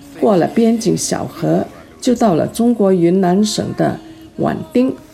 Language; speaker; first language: Chinese; early bilingual, heritage; Chinese